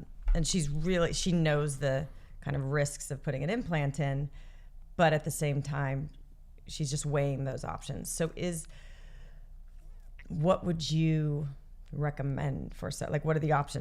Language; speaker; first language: English; native; English